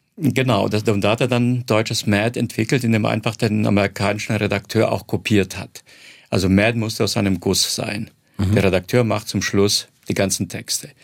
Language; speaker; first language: German; non-native, fluent; Croatian